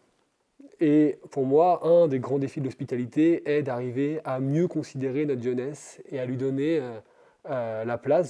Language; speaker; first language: French; native; French